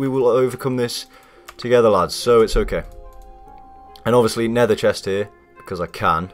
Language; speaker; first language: English; native; English